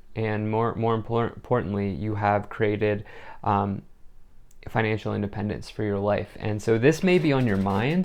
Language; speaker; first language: English; native; English